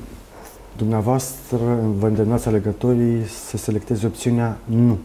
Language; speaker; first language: Romanian; native; Romanian